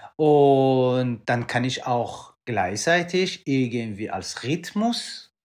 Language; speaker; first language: German; non-native, learner; Persian